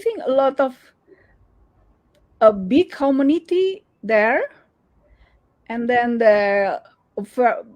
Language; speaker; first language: English; non-native, learner; Indonesian